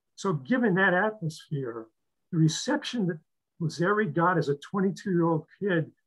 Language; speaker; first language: English; native; English